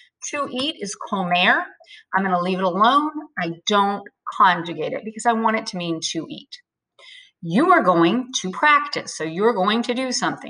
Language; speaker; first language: English; native; English